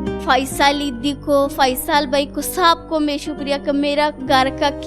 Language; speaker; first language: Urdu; non-native, learner; Persian